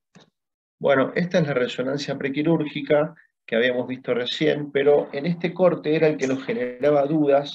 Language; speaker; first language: Spanish; native; Spanish